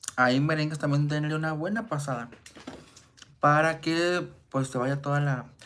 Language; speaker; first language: Spanish; native; Spanish